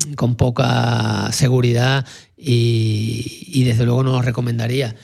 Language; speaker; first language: Spanish; native; Spanish